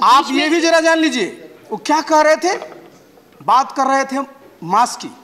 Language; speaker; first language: Hindi; native; Hindi